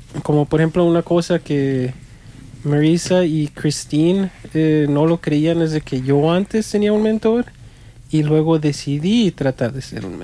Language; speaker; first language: Spanish; early bilingual, other home language; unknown